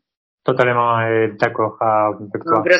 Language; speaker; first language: French; non-native, fluent; Spanish